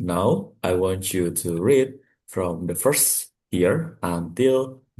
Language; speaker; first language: English; non-native, fluent; Indonesian